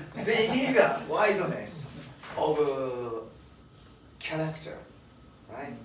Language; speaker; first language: English; non-native, learner; Japanese